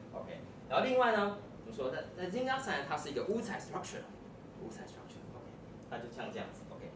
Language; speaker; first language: Chinese; native; Chinese